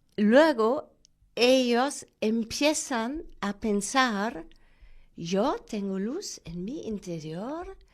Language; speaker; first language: Spanish; non-native, fluent; German